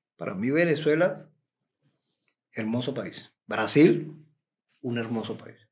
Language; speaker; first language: Portuguese; non-native, learner; Spanish